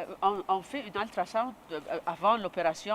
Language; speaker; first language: French; non-native, local second language; Arabic